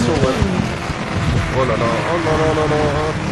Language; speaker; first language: French; native; French